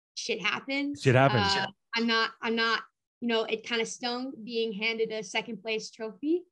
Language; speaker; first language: English; native; English